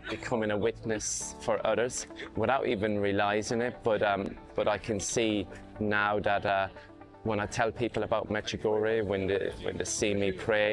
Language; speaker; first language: English; native; English